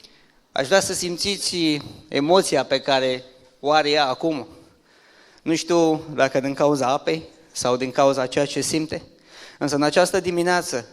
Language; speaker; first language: Romanian; native; Romanian